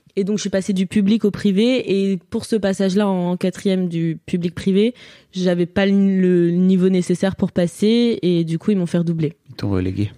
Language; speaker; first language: French; native; French